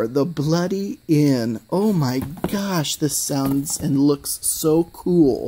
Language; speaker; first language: English; native; English